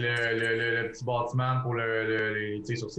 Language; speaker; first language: French; native; French